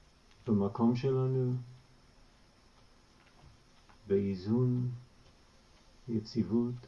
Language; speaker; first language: Hebrew; non-native, fluent; English